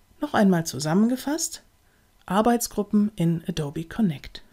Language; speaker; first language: German; native; German